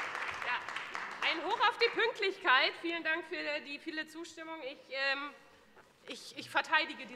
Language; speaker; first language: German; native; German